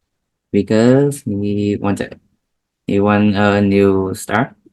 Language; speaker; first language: English; non-native, learner; Vietnamese